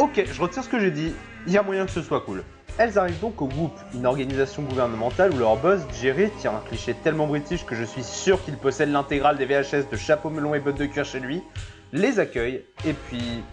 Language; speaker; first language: French; native; French